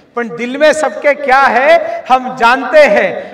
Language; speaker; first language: Hindi; non-native, local second language; Marathi